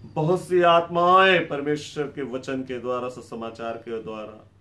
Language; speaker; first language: Hindi; native; Hindi